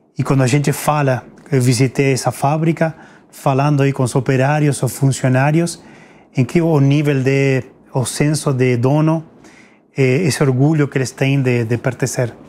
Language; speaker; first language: Portuguese; non-native, fluent; Spanish